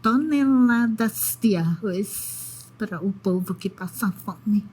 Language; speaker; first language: Portuguese; non-native, fluent; Indonesian